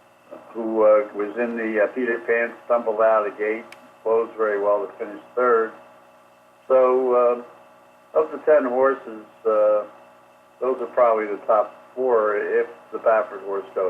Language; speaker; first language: English; native; English